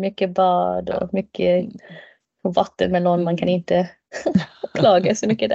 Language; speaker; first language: Swedish; non-native, fluent; English